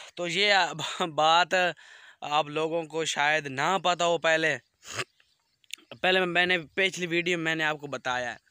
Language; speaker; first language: Urdu; non-native, local second language; Punjabi